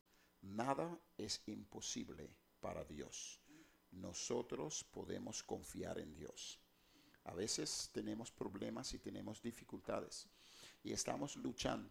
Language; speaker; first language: Spanish; non-native, fluent; English